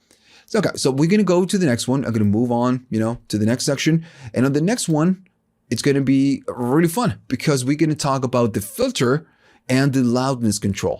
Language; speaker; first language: English; non-native, fluent; Spanish